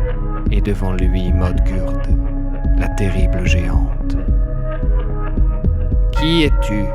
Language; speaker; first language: French; native; French